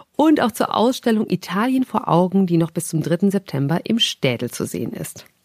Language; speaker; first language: German; native; German